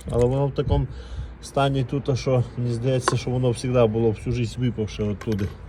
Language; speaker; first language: Ukrainian; native; Ukrainian